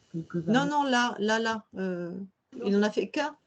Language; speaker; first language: French; native; French